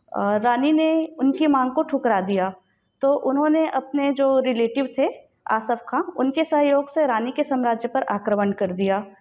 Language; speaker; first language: Hindi; native; Hindi